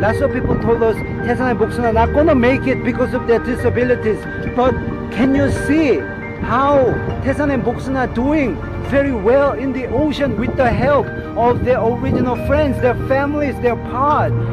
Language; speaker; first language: English; non-native, fluent; Korean